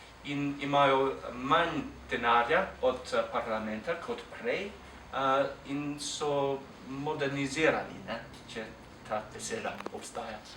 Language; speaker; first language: Slovenian; non-native, fluent; English